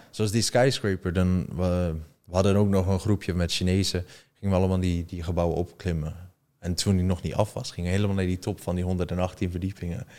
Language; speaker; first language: Dutch; early bilingual, heritage; Dutch